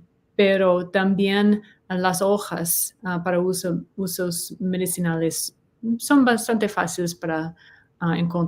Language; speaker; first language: Spanish; non-native, learner; English